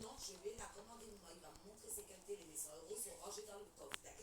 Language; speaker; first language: French; native; French